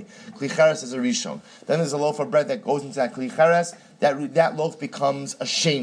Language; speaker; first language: English; native; English